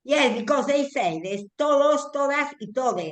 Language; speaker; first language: English; non-native, learner; Spanish